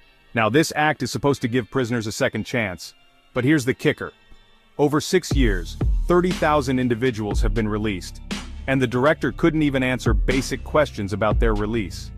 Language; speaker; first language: English; native; English